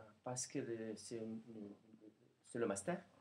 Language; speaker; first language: French; non-native, learner; Portuguese